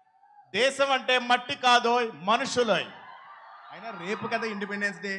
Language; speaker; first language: Telugu; native; Telugu